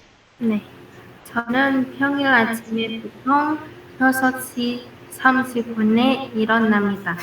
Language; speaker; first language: Korean; non-native, learner; Indonesian